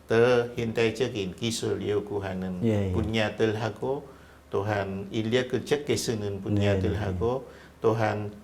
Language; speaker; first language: Korean; non-native, fluent; Vietnamese